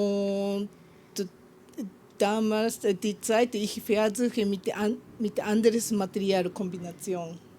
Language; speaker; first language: German; non-native, learner; Japanese